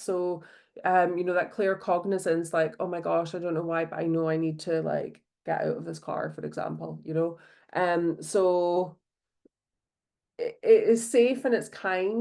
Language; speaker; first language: English; native; English